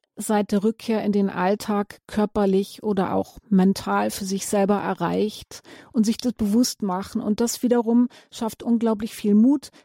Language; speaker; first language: German; native; German